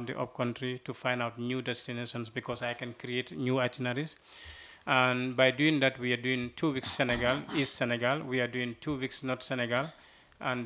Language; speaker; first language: English; non-native, local second language; Mandingo